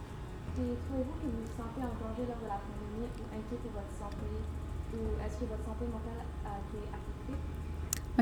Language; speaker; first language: French; native; French